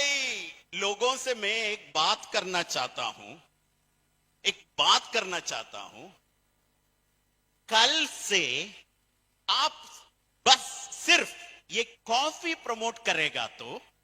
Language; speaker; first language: Hindi; non-native, local second language; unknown